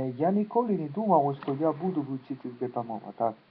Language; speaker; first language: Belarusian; non-native, learner; Spanish